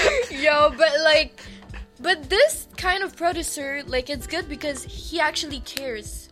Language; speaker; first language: English; non-native, local second language; French